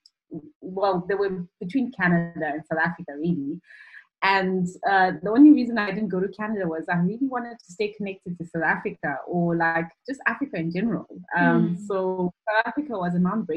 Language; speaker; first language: English; non-native, local second language; Shona